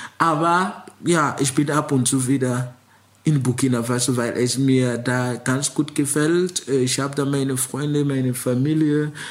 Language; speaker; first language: German; non-native, fluent; Mossi